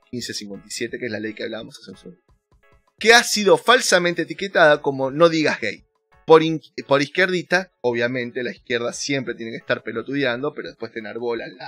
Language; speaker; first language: Spanish; native; Spanish